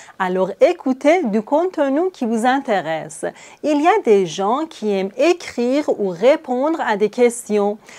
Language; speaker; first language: French; non-native, fluent; Persian